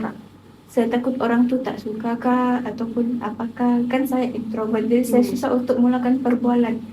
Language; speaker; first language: Malay; native; Malay